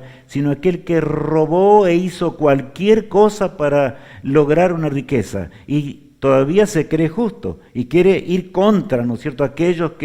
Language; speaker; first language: Spanish; native; Spanish